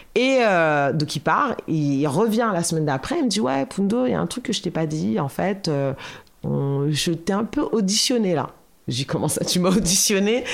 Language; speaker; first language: French; native; French